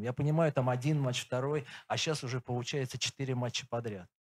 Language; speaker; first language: Russian; native; Russian